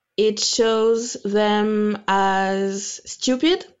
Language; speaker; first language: English; non-native, fluent; French